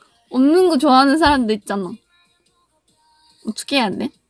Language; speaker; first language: Korean; non-native, fluent; Japanese